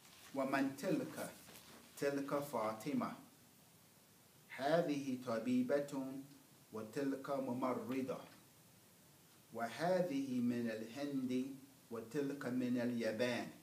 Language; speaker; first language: Arabic; non-native, fluent; English